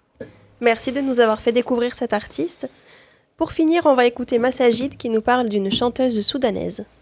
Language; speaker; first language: French; native; French